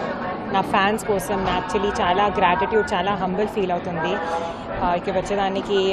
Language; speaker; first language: Telugu; non-native, learner; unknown